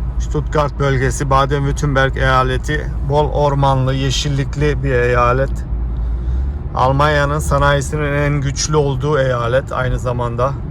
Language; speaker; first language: Turkish; early bilingual, heritage; Turkish